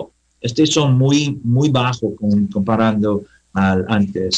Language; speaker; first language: Spanish; non-native, learner; English